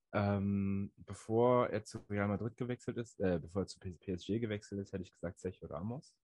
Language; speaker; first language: German; native; German